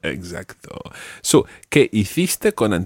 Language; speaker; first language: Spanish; non-native, fluent; English